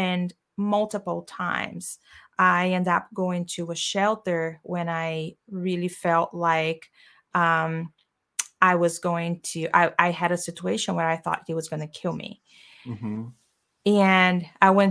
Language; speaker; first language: English; non-native, fluent; Portuguese